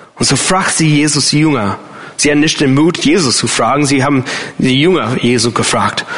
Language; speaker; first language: German; non-native, fluent; English